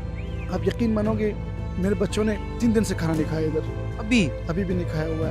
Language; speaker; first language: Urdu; non-native, fluent; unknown